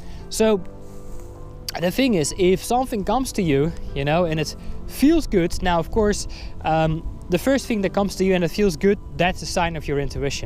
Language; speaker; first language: English; non-native, fluent; Dutch